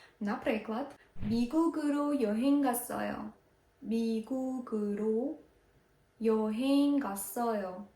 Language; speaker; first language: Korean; non-native, fluent; Ukrainian